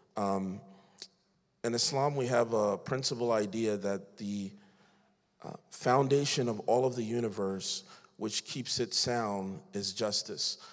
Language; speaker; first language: English; native; English